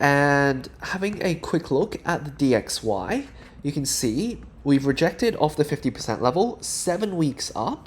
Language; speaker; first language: English; native; English